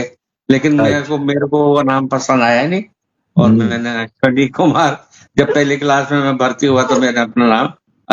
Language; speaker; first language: Hindi; native; Hindi